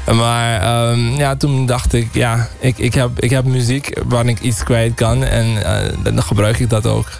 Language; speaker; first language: Dutch; native; Dutch